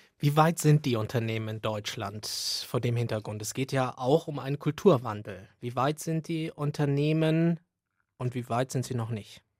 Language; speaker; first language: German; native; German